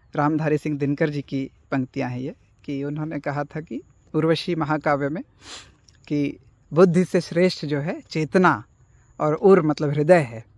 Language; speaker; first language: Hindi; native; Hindi